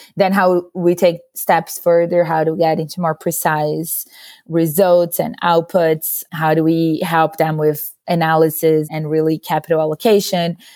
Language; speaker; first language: English; non-native, fluent; Portuguese